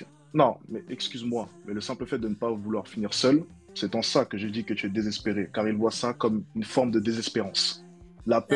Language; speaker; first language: French; native; French